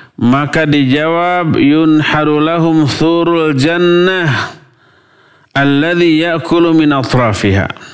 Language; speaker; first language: Indonesian; non-native, local second language; Sundanese